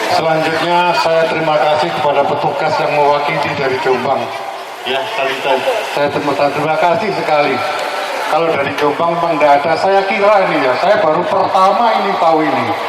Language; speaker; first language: Indonesian; non-native, local second language; Javanese